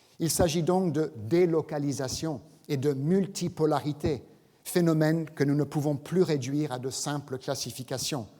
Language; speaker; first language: French; non-native, fluent; English